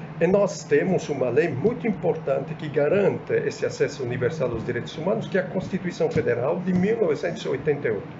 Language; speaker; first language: Portuguese; non-native, fluent; Italian